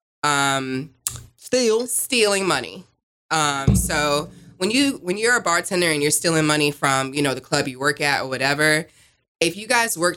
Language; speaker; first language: English; native; English